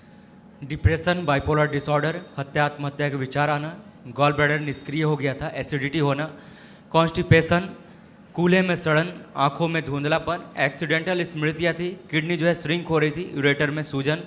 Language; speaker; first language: Hindi; native; Hindi